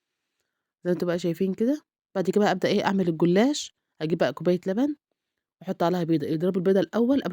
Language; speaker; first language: Arabic; native; Arabic